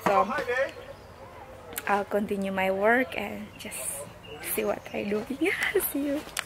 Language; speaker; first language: English; non-native, fluent; Indonesian